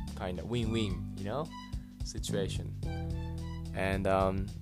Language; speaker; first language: English; non-native, fluent; Japanese